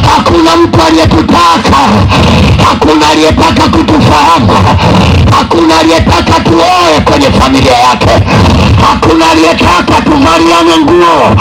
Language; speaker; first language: Swahili; native; Swahili